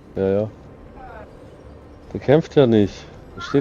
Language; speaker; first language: German; native; German